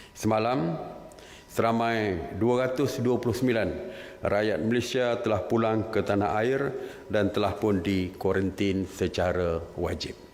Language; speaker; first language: Malay; native; Malay